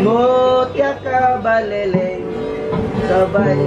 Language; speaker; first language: Filipino; non-native, local second language; Cebuano